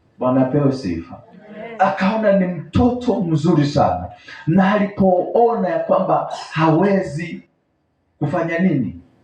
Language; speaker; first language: Swahili; native; Swahili